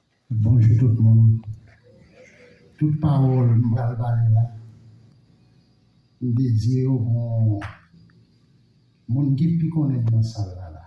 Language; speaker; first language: French; non-native, local second language; Haitian Creole